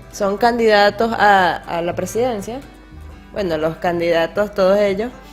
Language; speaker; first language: Spanish; native; Spanish